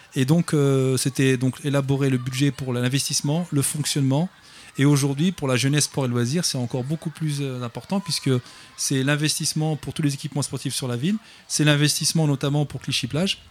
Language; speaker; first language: French; native; French